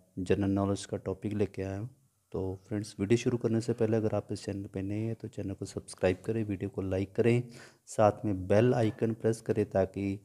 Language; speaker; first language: Hindi; non-native, local second language; Punjabi